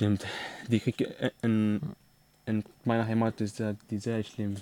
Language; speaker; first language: German; non-native, learner; Arabic